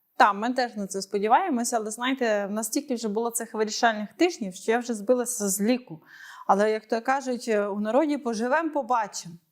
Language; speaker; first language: Ukrainian; native; Ukrainian